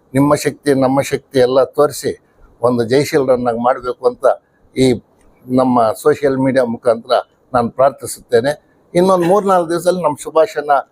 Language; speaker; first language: Kannada; native; Kannada